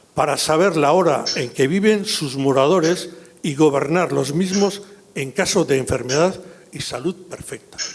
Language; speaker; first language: Spanish; non-native, local second language; Basque